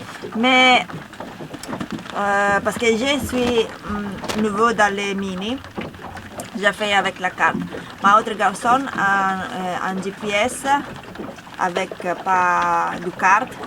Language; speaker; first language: French; non-native, learner; Italian